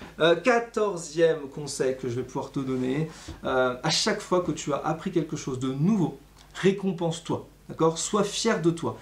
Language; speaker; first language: French; native; French